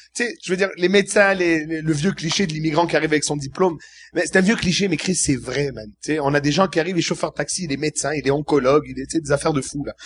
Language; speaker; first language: French; early bilingual, other home language; Arabic